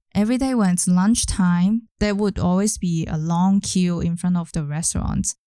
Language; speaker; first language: English; non-native, local second language; Cantonese